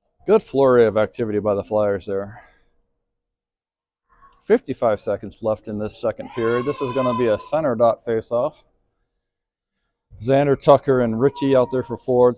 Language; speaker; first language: English; native; English